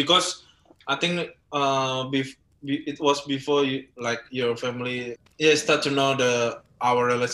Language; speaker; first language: English; non-native, learner; Indonesian